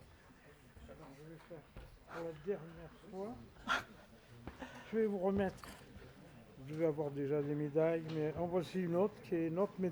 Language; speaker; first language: French; native; French